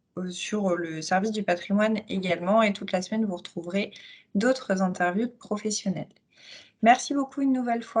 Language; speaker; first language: French; native; French